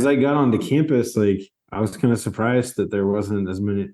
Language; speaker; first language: English; native; English